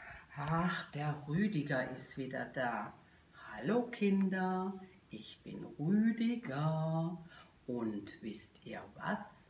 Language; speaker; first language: German; native; German